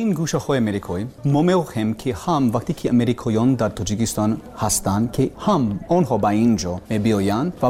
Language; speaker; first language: Persian; non-native, learner; English